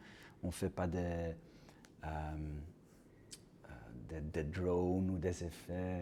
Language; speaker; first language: French; non-native, local second language; Dutch